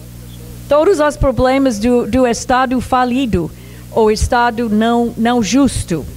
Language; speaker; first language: Portuguese; non-native, fluent; English